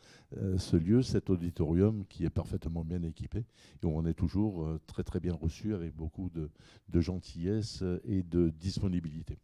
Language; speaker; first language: French; native; French